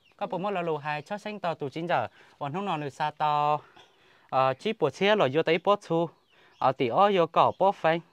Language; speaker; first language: Vietnamese; non-native, local second language; Hmong